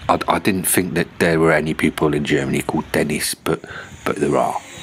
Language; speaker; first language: English; native; English